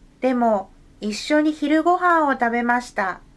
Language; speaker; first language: Japanese; non-native, fluent; Indonesian